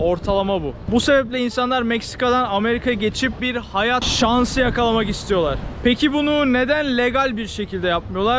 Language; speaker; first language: Turkish; native; Turkish